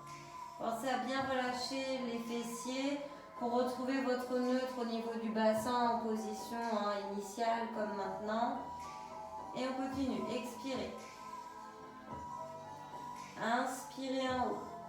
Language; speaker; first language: French; native; French